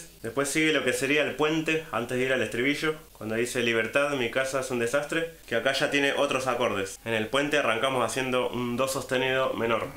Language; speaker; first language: Spanish; native; Spanish